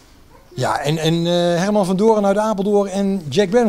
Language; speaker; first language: Dutch; native; Dutch